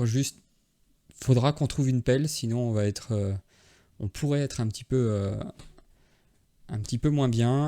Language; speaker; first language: French; native; French